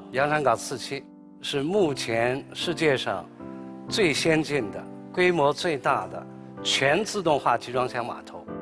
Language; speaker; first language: Chinese; native; Chinese